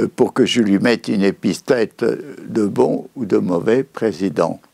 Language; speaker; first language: French; native; French